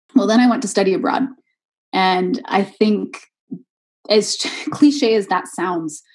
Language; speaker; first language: English; native; English